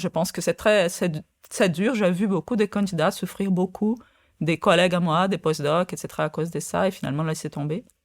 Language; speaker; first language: French; non-native, fluent; Portuguese